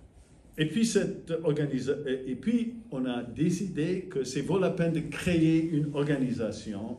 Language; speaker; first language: French; non-native, fluent; English